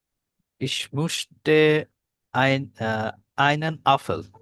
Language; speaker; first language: German; non-native, learner; Bangla